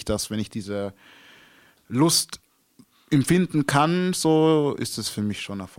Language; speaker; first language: German; early bilingual, other home language; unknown